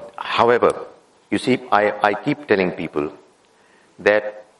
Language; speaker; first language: English; non-native, local second language; Urdu